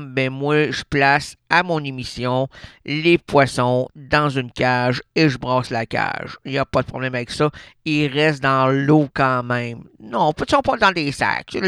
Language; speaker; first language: French; native; French